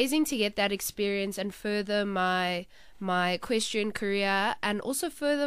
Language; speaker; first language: English; native; English